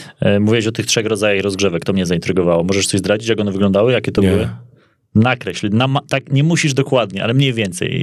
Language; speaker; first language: Polish; native; Polish